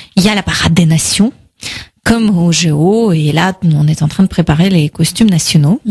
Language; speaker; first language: French; non-native, fluent; Russian